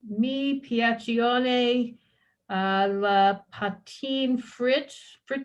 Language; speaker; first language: Italian; non-native, learner; English